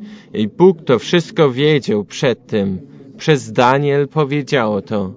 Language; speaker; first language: Polish; non-native, learner; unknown